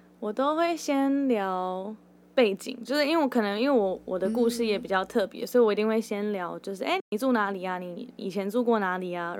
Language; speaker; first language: Chinese; early bilingual, heritage; Chinese